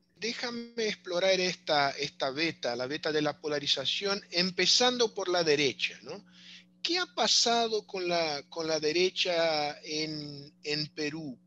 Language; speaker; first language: Spanish; non-native, fluent; Portuguese